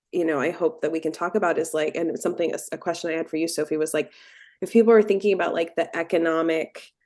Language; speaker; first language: English; native; English